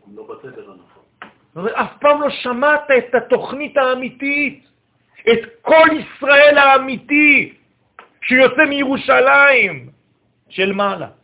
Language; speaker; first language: Hebrew; non-native, fluent; French